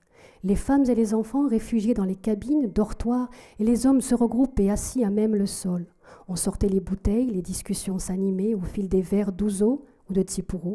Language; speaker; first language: French; native; French